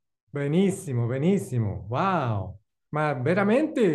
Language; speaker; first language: Italian; non-native, learner; English